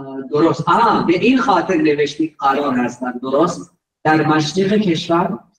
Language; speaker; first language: Persian; non-native, fluent; Urdu